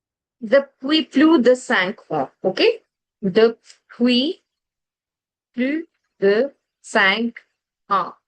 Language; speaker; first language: French; non-native, fluent; Hindi